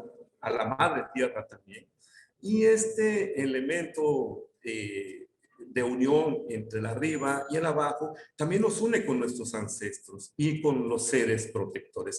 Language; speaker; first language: Spanish; non-native, local second language; Yucateco